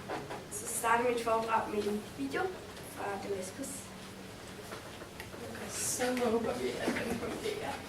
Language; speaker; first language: Danish; early bilingual, heritage; Danish